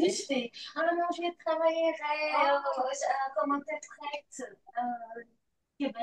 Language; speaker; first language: French; non-native, learner; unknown